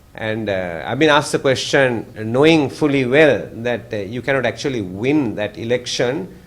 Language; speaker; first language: English; non-native, local second language; Sinhala